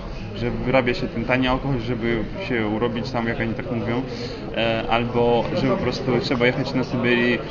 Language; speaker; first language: Polish; non-native, fluent; Russian